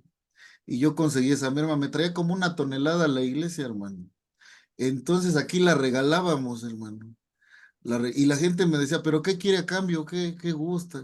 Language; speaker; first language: Spanish; native; Spanish